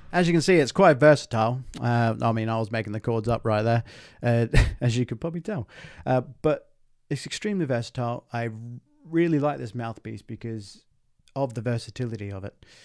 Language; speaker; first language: English; native; English